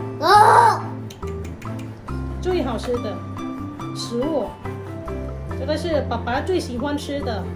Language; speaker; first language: Chinese; non-native, fluent; Thai